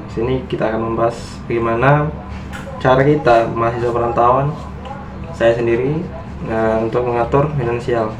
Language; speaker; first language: Indonesian; native; Indonesian